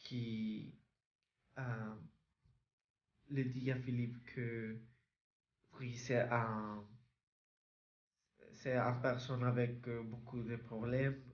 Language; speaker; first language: French; non-native, learner; Spanish